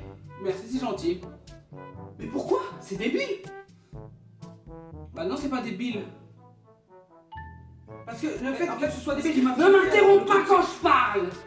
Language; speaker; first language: French; native; French